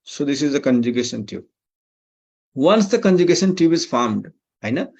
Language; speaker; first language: English; non-native, local second language; Nepali